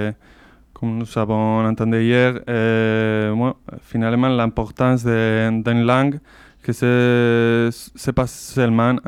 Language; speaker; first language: French; non-native, learner; Basque